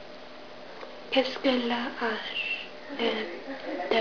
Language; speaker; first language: French; non-native, learner; English